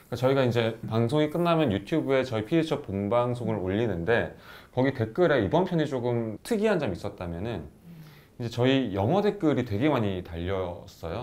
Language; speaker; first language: Korean; native; Korean